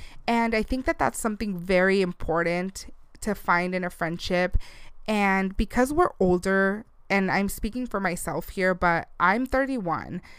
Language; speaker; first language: English; early bilingual, other home language; Spanish